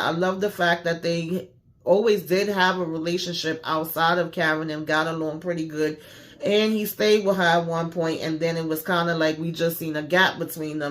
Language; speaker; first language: English; native; English